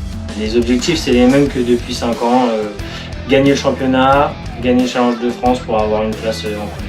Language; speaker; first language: French; native; French